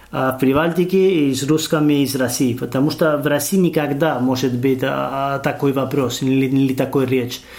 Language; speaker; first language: Russian; non-native, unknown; Spanish